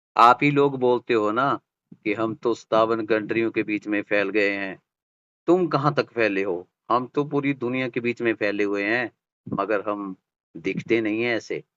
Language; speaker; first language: Hindi; native; Hindi